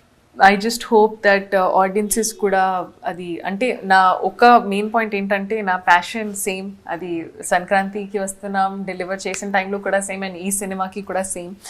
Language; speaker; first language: Telugu; non-native, fluent; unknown